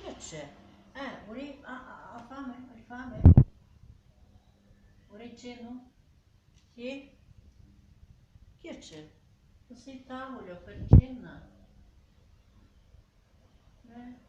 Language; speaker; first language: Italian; non-native, learner; Ukrainian